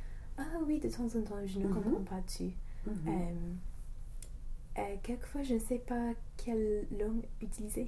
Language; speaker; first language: French; non-native, fluent; English